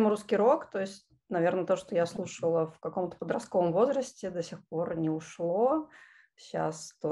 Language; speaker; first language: Russian; native; Russian